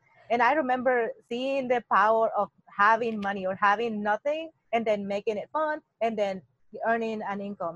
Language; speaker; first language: English; non-native, fluent; Spanish